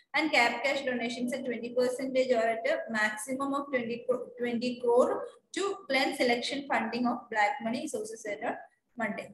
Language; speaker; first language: English; non-native, local second language; Malayalam